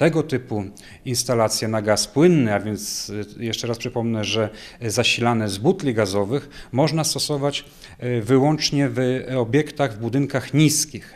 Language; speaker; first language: Polish; native; Polish